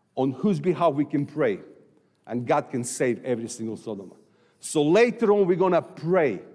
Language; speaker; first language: English; non-native, fluent; Serbian